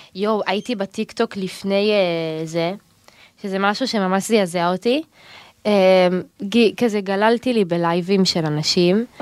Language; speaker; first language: Hebrew; native; Hebrew